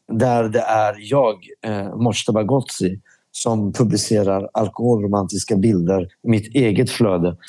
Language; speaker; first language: Swedish; early bilingual, other home language; Persian